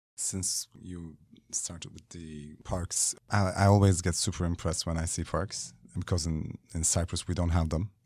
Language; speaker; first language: English; non-native, fluent; Turkish